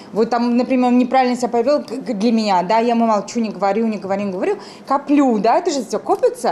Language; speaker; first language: Russian; native; Russian